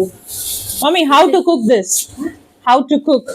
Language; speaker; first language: English; non-native, local second language; Tamil